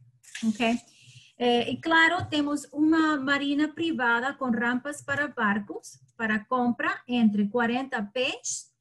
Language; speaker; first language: Portuguese; non-native, learner; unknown